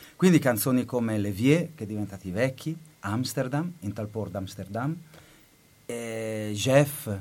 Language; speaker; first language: Italian; native; Italian